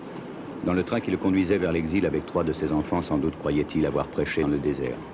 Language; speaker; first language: French; native; French